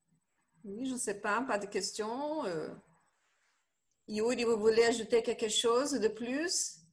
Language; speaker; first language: French; non-native, fluent; Portuguese